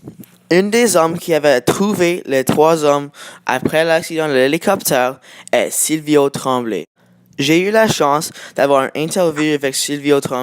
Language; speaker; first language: French; native; French